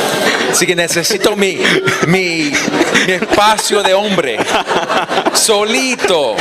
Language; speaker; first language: Spanish; non-native, fluent; English